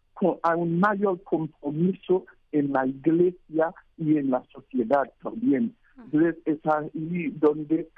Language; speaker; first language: Spanish; non-native, fluent; Haitian Creole